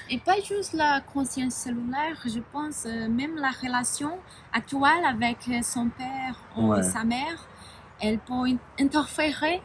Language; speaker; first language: French; non-native, learner; Spanish